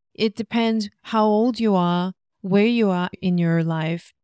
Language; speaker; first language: English; non-native, fluent; Korean